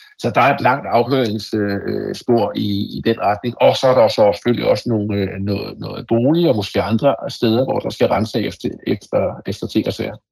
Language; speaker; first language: Danish; native; Danish